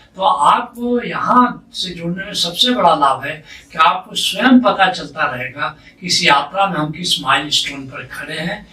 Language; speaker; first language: Hindi; native; Hindi